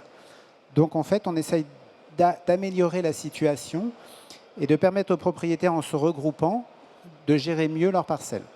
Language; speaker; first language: French; native; French